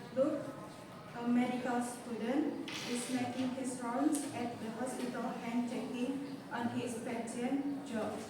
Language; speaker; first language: English; non-native, local second language; Indonesian